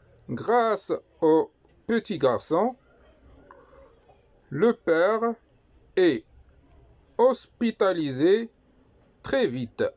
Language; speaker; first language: French; non-native, local second language; Arabic